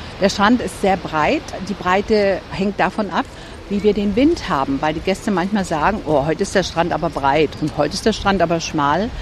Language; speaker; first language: German; native; German